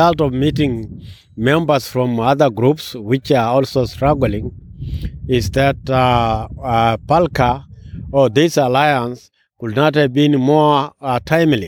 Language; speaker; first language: English; non-native, local second language; Masai